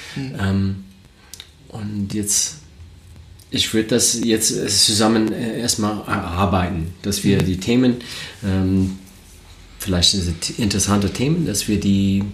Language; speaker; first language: German; non-native, learner; English